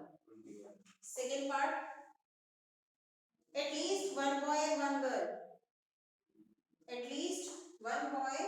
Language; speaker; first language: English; non-native, local second language; Hindi